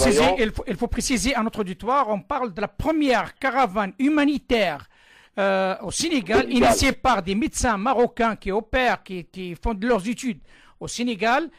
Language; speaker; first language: French; non-native, local second language; Arabic